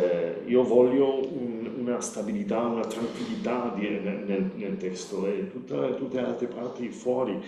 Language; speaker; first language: Italian; non-native, learner; Spanish